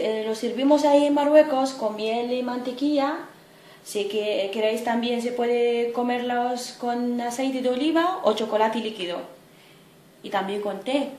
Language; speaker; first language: Spanish; non-native, fluent; Arabic